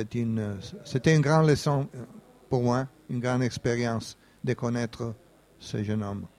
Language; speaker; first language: French; non-native, fluent; Italian